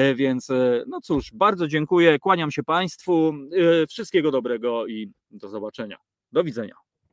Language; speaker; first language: Polish; native; Polish